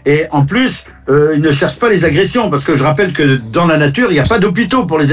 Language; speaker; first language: French; native; French